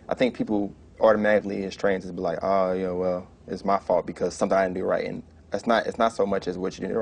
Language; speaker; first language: English; native; English